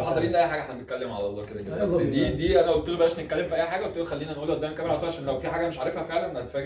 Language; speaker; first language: Arabic; native; Arabic